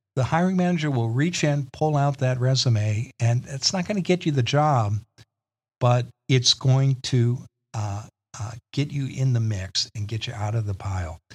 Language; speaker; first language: English; native; English